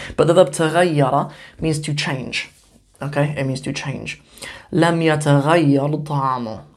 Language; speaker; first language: English; native; English